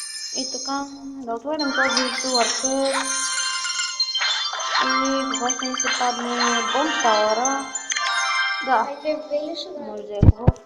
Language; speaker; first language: Bulgarian; native; Bulgarian